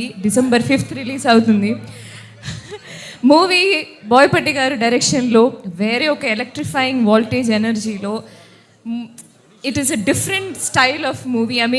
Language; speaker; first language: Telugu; non-native, local second language; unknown